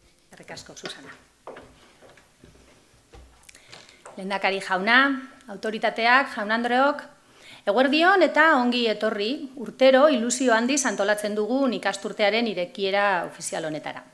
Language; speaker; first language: Basque; native; Basque